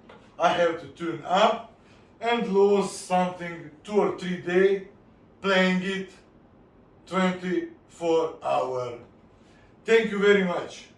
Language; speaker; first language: English; non-native, learner; Italian